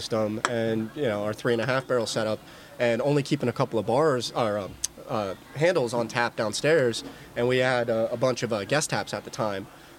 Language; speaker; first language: English; native; English